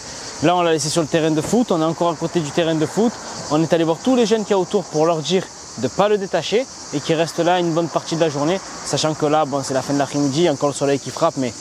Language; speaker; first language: French; native; French